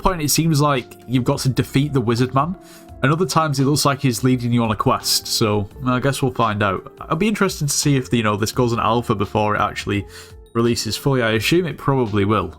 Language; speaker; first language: English; native; English